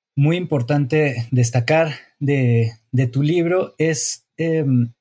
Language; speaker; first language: Spanish; native; Spanish